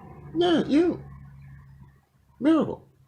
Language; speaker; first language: English; native; English